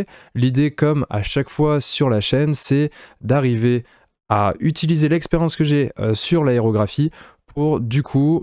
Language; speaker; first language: French; native; French